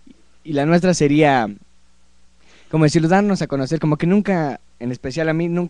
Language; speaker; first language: Spanish; native; Spanish